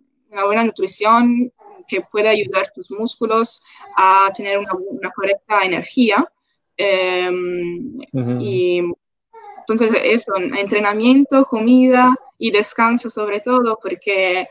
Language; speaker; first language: Spanish; non-native, local second language; Italian